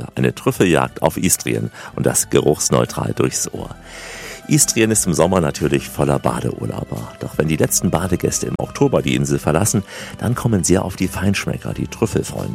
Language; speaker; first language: German; native; German